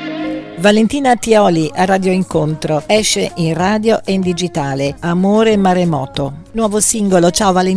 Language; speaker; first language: Italian; native; Italian